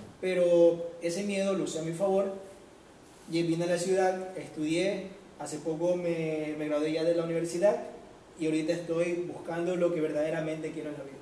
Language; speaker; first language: Spanish; native; Spanish